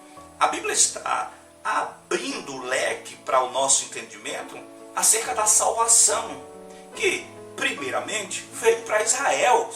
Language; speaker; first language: Portuguese; native; Portuguese